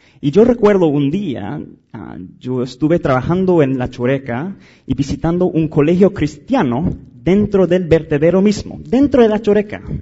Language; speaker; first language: Spanish; non-native, fluent; English